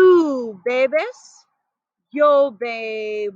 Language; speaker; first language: Spanish; non-native, fluent; English